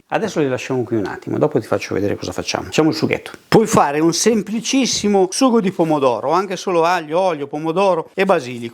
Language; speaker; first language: Italian; native; Italian